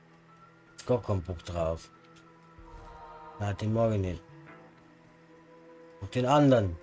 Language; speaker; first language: German; native; German